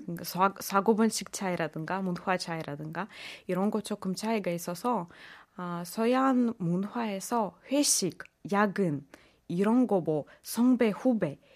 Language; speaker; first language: Korean; non-native, fluent; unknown